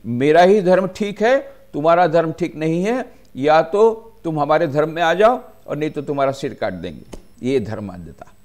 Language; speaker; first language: Hindi; non-native, local second language; Gujarati